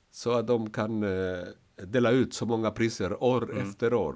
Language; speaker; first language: Swedish; non-native, fluent; Spanish